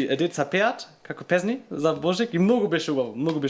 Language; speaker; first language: Macedonian; non-native, learner; German